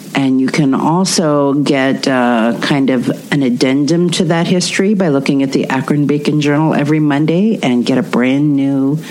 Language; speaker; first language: English; native; English